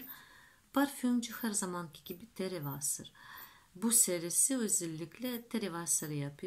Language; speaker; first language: Turkish; non-native, fluent; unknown